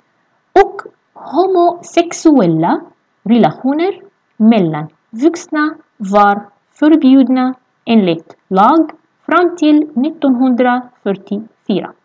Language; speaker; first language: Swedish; non-native, fluent; Arabic